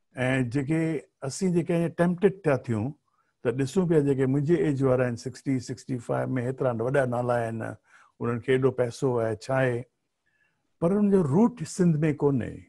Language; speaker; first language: Sindhi; early bilingual, heritage; Sindhi